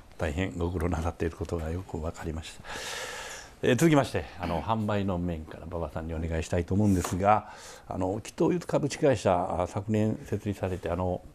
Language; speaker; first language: Japanese; native; Japanese